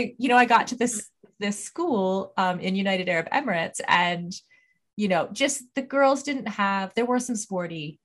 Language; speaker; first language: English; native; English